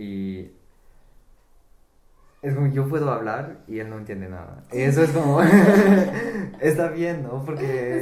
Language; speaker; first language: Spanish; non-native, fluent; English